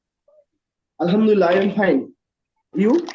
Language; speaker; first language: English; non-native, learner; Bangla